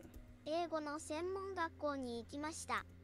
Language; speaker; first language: Japanese; non-native, learner; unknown